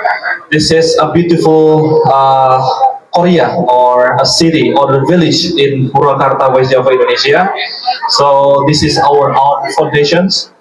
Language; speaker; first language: English; non-native, fluent; Indonesian